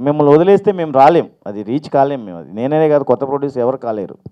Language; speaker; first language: Telugu; native; Telugu